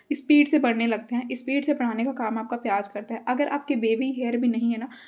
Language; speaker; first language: Hindi; native; Hindi